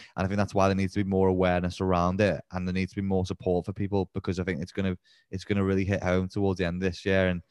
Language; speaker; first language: English; native; English